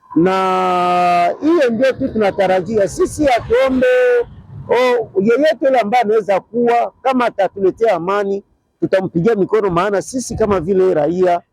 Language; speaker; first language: Swahili; native; Swahili